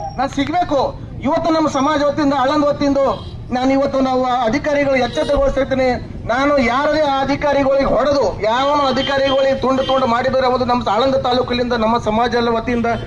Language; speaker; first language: Kannada; non-native, local second language; Lambadi